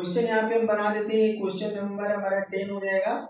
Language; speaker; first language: Hindi; native; Hindi